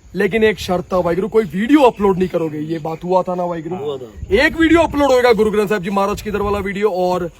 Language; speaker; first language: Hindi; native; Hindi